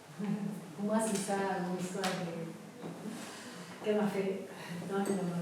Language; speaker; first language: French; non-native, fluent; Spanish